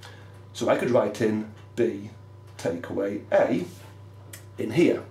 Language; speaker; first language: English; native; English